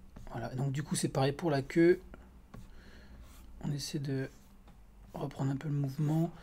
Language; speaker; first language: French; native; French